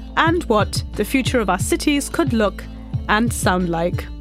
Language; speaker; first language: English; non-native, local second language; Hindi